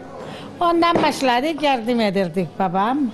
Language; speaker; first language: Turkish; non-native, local second language; Arabic